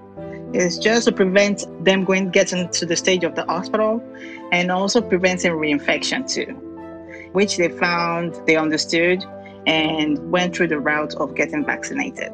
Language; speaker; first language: English; non-native, local second language; Yoruba